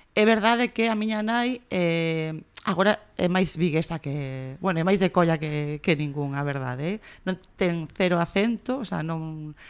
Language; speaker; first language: Galician; non-native, local second language; Spanish